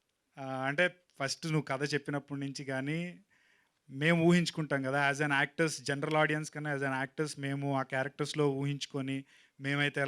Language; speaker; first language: Telugu; native; Telugu